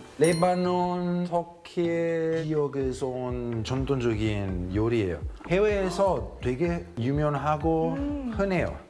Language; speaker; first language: Korean; non-native, fluent; Italian